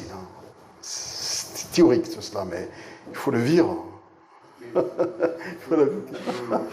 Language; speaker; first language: French; non-native, local second language; Arabic